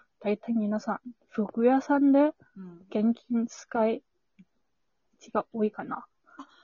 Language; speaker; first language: Japanese; non-native, learner; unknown